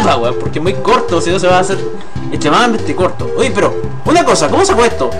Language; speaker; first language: Spanish; native; Spanish